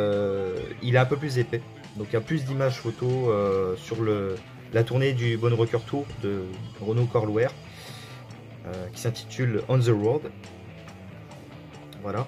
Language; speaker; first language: French; native; French